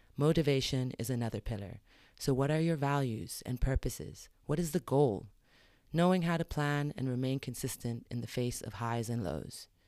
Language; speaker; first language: English; early bilingual, other home language; Arabic